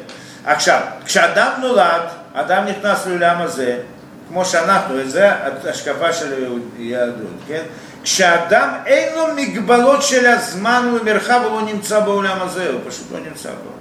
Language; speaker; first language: Hebrew; non-native, fluent; Russian